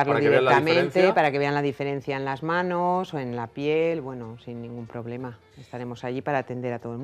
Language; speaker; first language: Spanish; native; Spanish